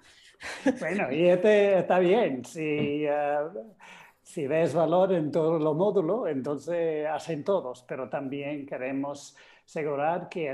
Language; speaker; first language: Spanish; non-native, fluent; English